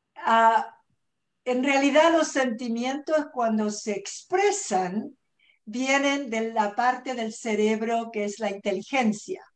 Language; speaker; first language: Spanish; native; Spanish